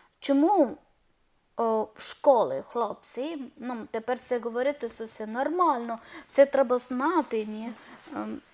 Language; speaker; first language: Ukrainian; non-native, learner; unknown